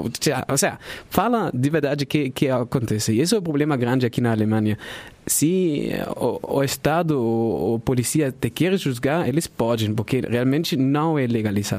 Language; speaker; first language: Portuguese; non-native, fluent; German